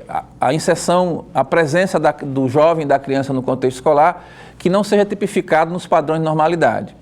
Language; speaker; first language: Portuguese; native; Portuguese